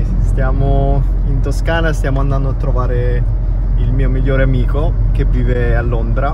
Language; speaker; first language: Italian; native; Italian